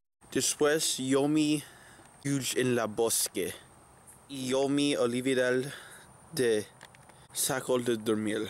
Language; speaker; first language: Spanish; non-native, learner; English